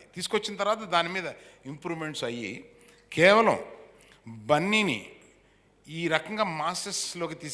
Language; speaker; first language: Telugu; native; Telugu